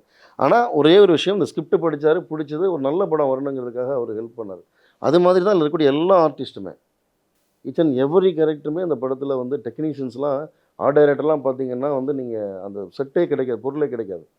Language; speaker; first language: Tamil; native; Tamil